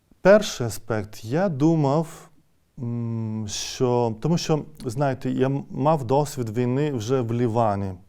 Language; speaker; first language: Ukrainian; non-native, fluent; Lithuanian